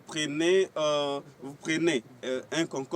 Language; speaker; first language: French; non-native, local second language; Swahili